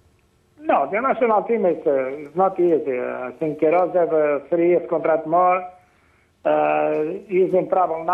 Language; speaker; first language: English; non-native, fluent; Portuguese